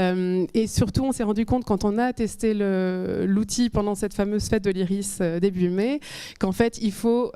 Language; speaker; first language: French; native; French